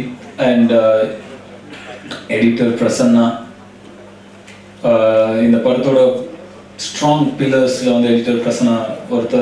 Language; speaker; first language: Tamil; native; Tamil